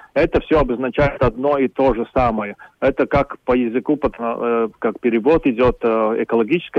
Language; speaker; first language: Russian; non-native, local second language; Latvian